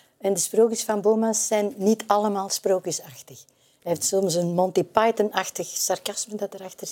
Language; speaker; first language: Dutch; native; Dutch